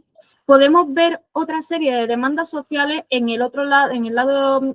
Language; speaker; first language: Spanish; native; Spanish